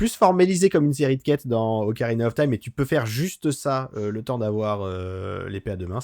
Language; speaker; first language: French; native; French